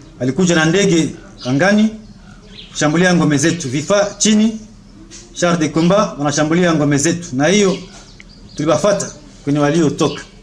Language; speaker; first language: Swahili; non-native, local second language; Kinyarwanda